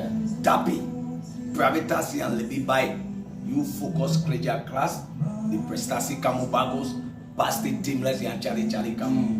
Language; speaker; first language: Indonesian; non-native, fluent; English